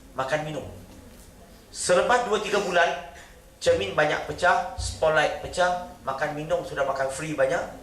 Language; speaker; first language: Malay; non-native, local second language; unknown